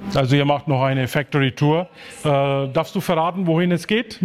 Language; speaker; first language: German; native; German